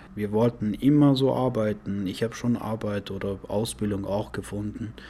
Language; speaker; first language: German; non-native, learner; Persian